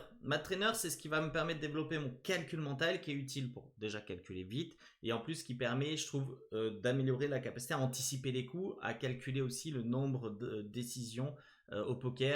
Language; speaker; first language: French; native; French